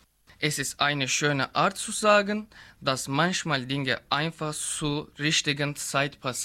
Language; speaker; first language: German; non-native, learner; Turkish